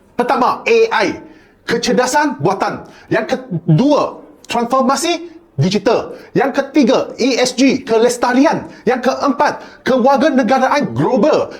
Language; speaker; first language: Malay; non-native, local second language; Chinese